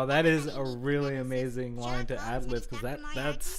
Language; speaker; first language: English; native; English